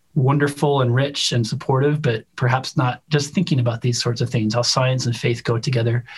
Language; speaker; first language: English; native; English